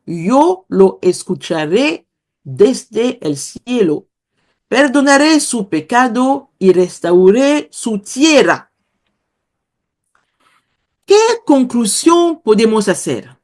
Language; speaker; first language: Spanish; non-native, fluent; Kongo